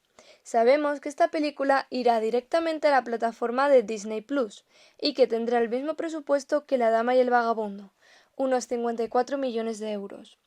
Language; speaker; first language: Spanish; native; Spanish